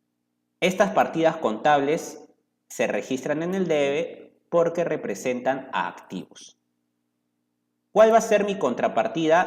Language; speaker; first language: Spanish; native; Spanish